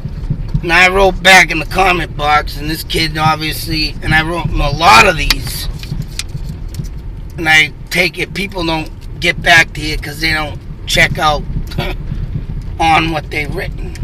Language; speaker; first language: English; native; English